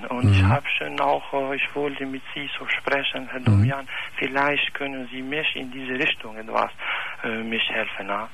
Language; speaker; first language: German; non-native, learner; Albanian